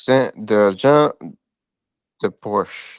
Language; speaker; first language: French; non-native, learner; Punjabi